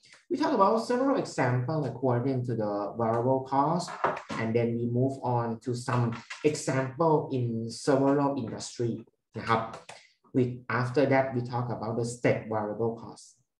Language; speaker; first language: English; non-native, fluent; Thai